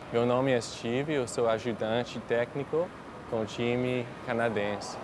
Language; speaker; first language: Portuguese; non-native, fluent; English